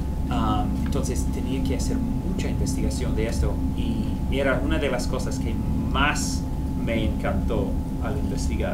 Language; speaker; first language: Spanish; non-native, fluent; English